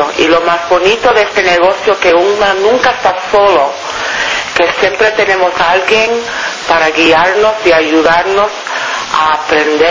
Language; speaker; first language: Spanish; non-native, fluent; English